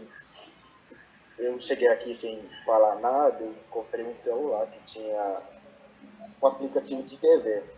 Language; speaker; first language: Portuguese; non-native, fluent; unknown